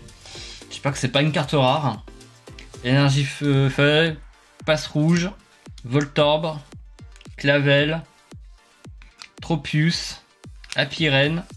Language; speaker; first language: French; native; French